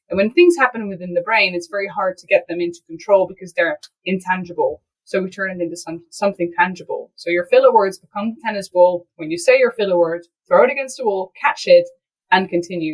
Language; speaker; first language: English; non-native, fluent; Dutch